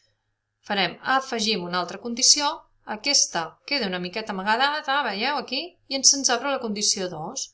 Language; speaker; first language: Catalan; native; Catalan